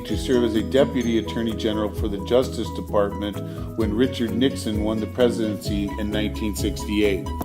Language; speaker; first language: English; native; English